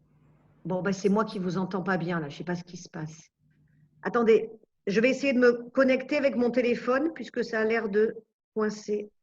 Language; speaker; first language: French; native; French